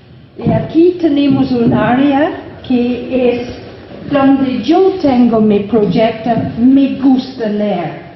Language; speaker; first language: Spanish; non-native, fluent; English